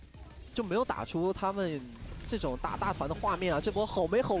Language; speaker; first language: Chinese; native; Chinese